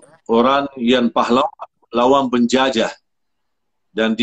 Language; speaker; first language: Indonesian; non-native, fluent; Arabic